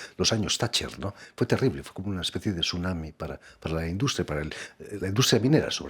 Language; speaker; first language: Spanish; native; Spanish